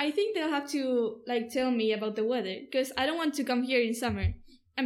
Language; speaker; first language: English; non-native, fluent; Spanish